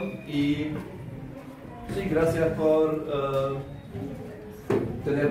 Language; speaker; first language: Spanish; non-native, fluent; German